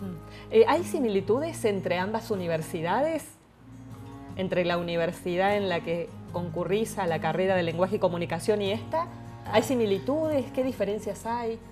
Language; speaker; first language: Spanish; native; Spanish